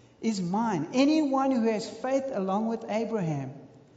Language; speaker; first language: English; native; English